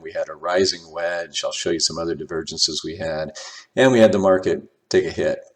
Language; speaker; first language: English; native; English